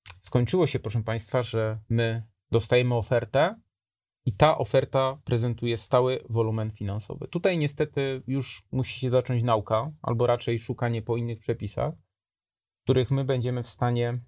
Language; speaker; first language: Polish; native; Polish